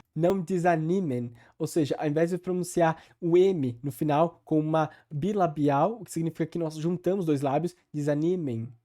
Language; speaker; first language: Portuguese; native; Portuguese